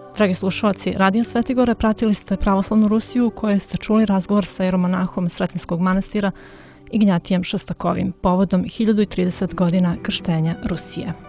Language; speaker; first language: Serbian; native; Serbian